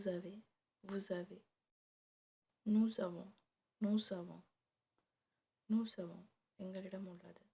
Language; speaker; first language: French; non-native, fluent; Tamil